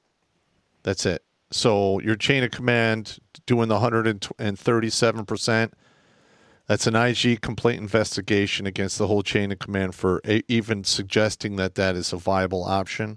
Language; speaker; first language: English; native; English